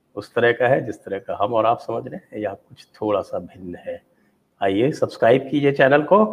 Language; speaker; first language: Hindi; native; Hindi